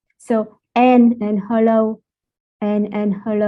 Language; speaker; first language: English; non-native, fluent; Vietnamese